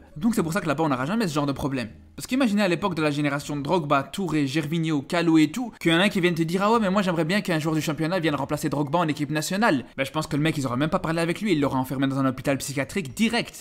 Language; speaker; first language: French; native; French